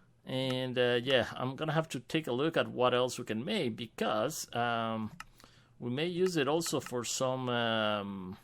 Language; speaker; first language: English; non-native, fluent; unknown